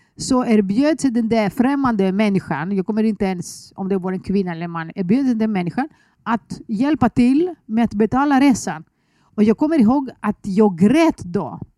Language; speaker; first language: Swedish; non-native, fluent; Greek